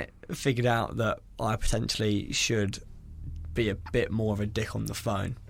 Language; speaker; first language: English; native; English